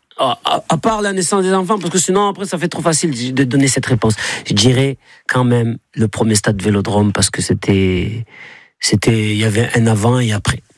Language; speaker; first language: French; native; French